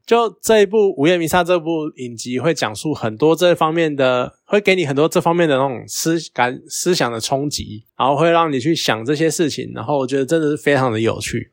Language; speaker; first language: Chinese; native; Chinese